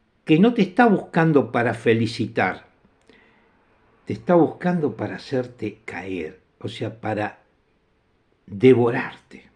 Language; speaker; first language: Spanish; non-native, fluent; Italian